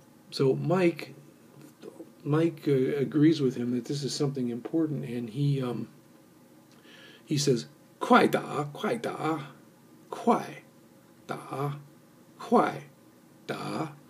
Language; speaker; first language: English; native; English